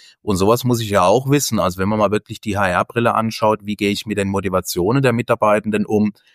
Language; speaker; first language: German; native; German